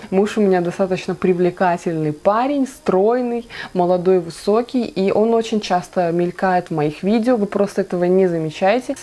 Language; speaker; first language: Russian; native; Russian